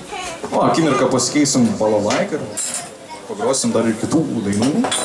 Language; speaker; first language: Lithuanian; native; Lithuanian